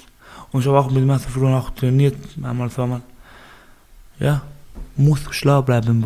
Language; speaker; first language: German; non-native, learner; Baluchi